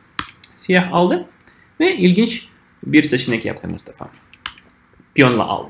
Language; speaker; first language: Turkish; non-native, fluent; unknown